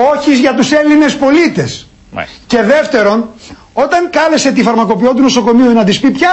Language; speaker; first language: Greek; native; Greek